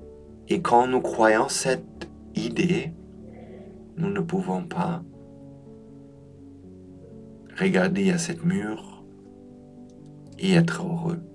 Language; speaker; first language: French; non-native, learner; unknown